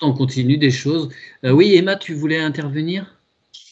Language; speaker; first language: French; native; French